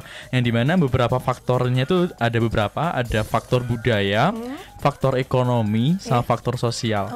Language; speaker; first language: Indonesian; native; Indonesian